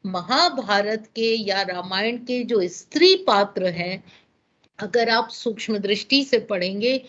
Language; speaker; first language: Hindi; non-native, local second language; Gujarati